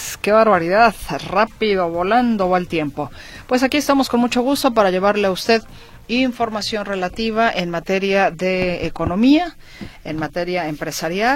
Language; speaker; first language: Spanish; native; Spanish